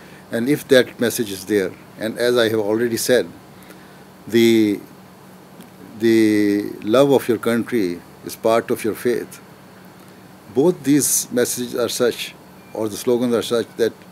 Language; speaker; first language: English; non-native, local second language; Urdu